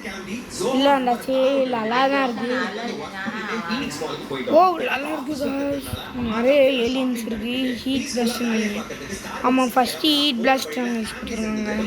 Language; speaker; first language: Tamil; native; Tamil